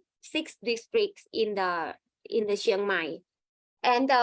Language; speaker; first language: English; non-native, learner; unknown